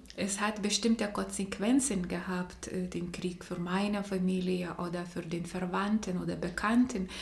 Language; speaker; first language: German; non-native, fluent; Lithuanian